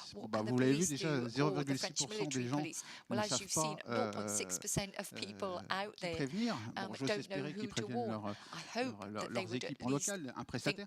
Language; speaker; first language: French; native; French